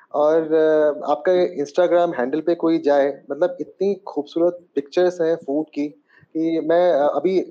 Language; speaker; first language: Hindi; native; Hindi